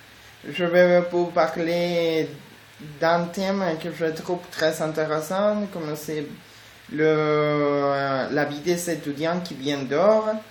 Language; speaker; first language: French; non-native, learner; Spanish